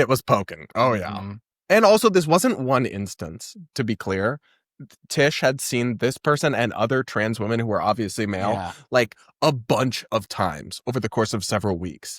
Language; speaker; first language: English; native; English